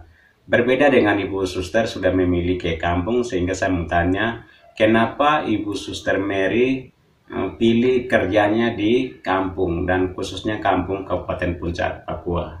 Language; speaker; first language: Indonesian; non-native, local second language; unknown